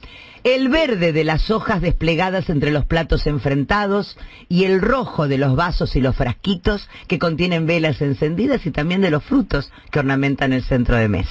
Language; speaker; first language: Spanish; native; Spanish